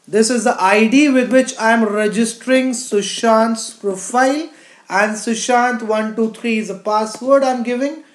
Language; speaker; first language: English; non-native, local second language; Hindi